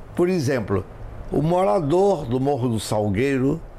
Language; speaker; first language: Portuguese; native; Portuguese